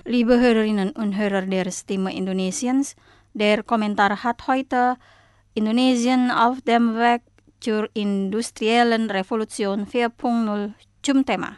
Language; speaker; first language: German; non-native, fluent; Indonesian